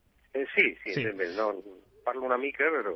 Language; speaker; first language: Catalan; non-native, fluent; Italian